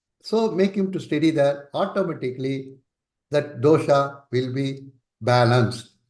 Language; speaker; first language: English; non-native, local second language; Tamil